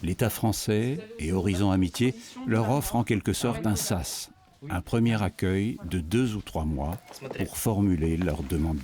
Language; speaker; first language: French; native; French